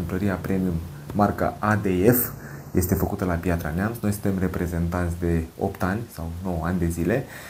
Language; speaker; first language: Romanian; native; Romanian